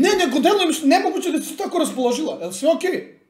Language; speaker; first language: Bosnian; native; Bosnian